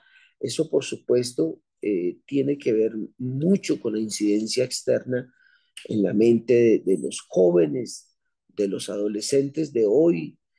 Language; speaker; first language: Spanish; native; Spanish